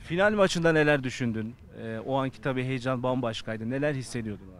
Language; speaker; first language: Turkish; native; Turkish